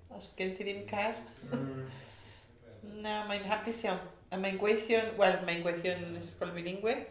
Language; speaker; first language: Welsh; early bilingual, heritage; Welsh